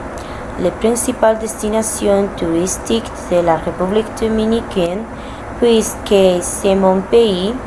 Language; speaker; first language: French; non-native, learner; Spanish